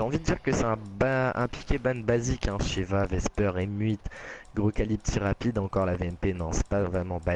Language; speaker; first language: French; native; French